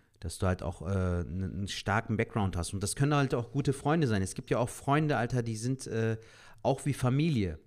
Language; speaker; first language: German; native; German